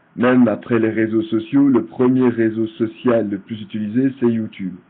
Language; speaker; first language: French; native; French